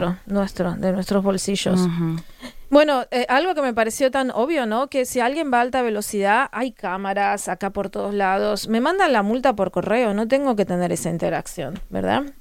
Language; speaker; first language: Spanish; native; Spanish